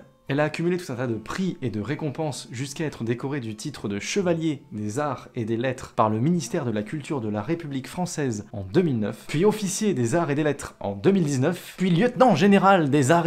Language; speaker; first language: French; native; French